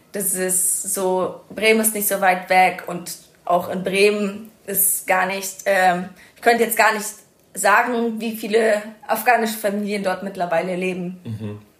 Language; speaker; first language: German; early bilingual, other home language; Persian